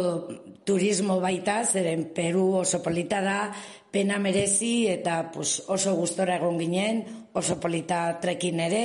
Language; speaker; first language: Basque; non-native, local second language; Spanish